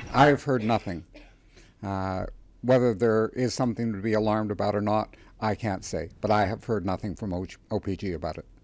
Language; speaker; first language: English; native; English